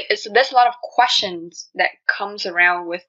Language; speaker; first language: English; non-native, fluent; Vietnamese